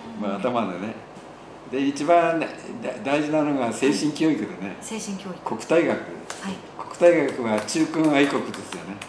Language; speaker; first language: Japanese; native; Japanese